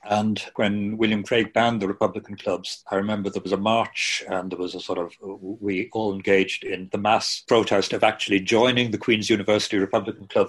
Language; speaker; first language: English; native; English